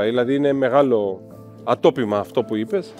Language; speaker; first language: Greek; native; Greek